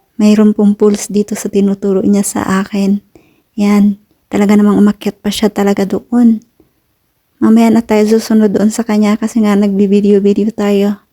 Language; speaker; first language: Filipino; non-native, local second language; Cebuano